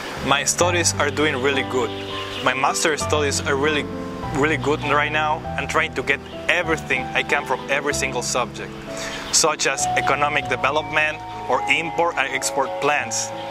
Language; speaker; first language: English; non-native, fluent; Spanish